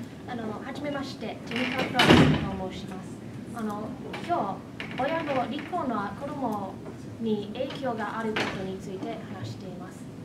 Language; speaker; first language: Japanese; non-native, fluent; English